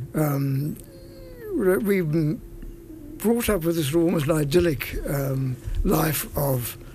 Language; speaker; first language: English; native; English